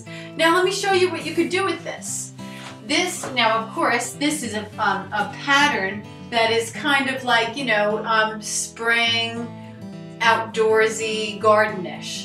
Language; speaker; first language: English; native; English